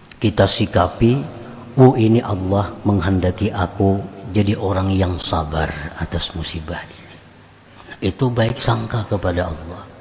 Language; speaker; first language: Indonesian; non-native, local second language; Banjar